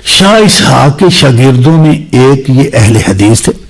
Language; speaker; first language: Urdu; non-native, local second language; Punjabi